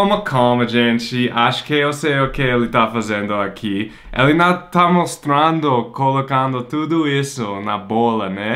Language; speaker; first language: Portuguese; non-native, fluent; English